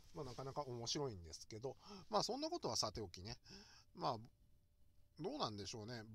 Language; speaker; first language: Japanese; native; Japanese